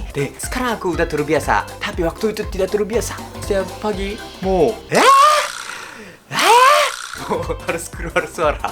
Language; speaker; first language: Indonesian; non-native, learner; Japanese